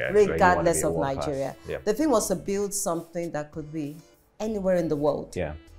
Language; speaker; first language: English; non-native, local second language; Yoruba